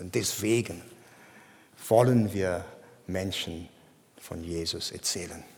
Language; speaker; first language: German; non-native, fluent; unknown